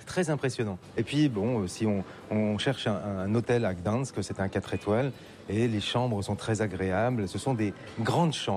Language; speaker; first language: French; native; French